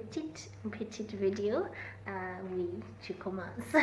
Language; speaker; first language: French; non-native, learner; Southern Sotho